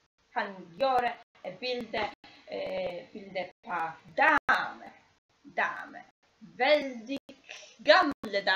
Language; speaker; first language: Norwegian; non-native, learner; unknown